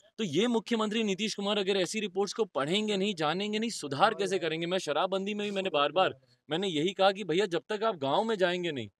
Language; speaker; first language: Hindi; native; Hindi